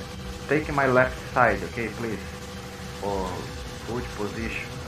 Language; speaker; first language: English; non-native, learner; Portuguese